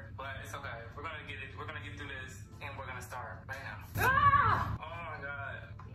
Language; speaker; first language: English; native; English